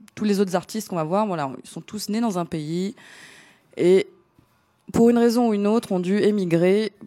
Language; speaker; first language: French; non-native, fluent; Greek